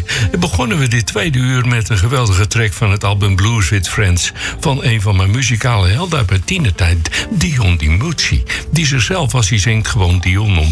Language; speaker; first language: Dutch; native; Dutch